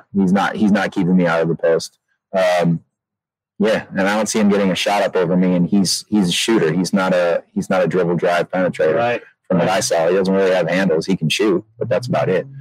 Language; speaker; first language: English; native; English